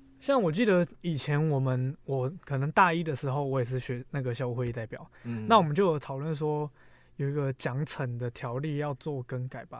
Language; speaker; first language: Chinese; native; Chinese